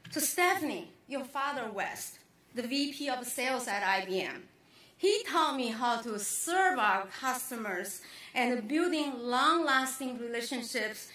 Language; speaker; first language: English; non-native, fluent; Chinese